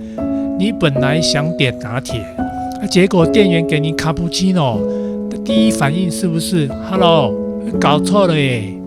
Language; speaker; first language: Chinese; native; Chinese